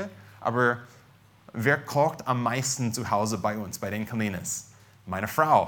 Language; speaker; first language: German; non-native, fluent; English